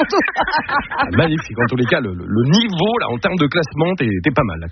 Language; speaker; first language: French; native; French